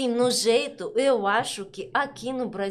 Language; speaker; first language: Portuguese; non-native, learner; Russian